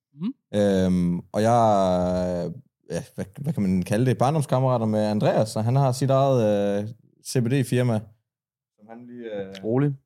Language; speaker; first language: Danish; early bilingual, other home language; Persian